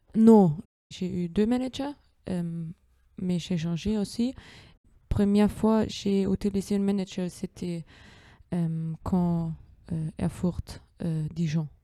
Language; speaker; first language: French; non-native, learner; German